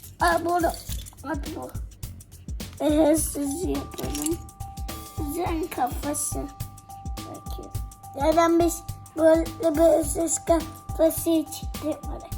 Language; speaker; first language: Turkish; early bilingual, heritage; Turkish